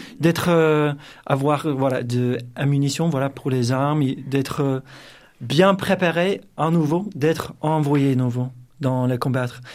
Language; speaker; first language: French; non-native, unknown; English